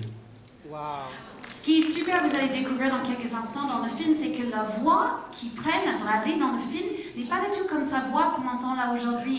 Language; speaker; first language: French; native; French